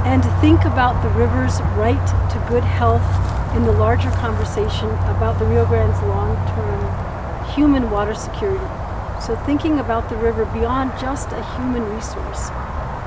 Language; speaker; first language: English; native; English